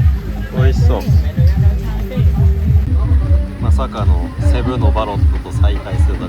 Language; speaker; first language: Japanese; native; Japanese